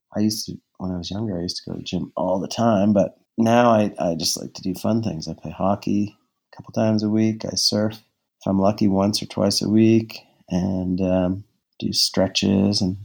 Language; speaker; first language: English; native; English